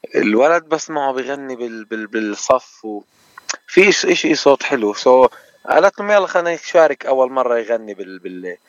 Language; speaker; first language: Arabic; native; Arabic